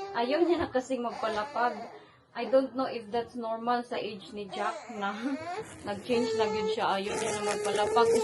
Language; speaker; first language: Filipino; non-native, local second language; Cebuano